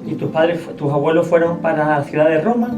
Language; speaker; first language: Spanish; native; Spanish